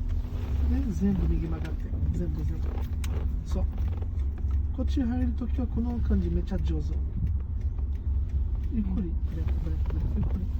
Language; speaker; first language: Japanese; non-native, learner; Mongolian